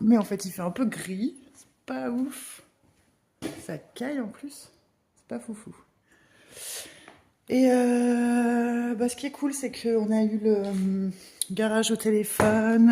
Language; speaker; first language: French; native; French